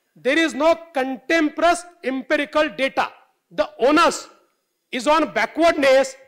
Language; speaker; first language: English; non-native, local second language; Marathi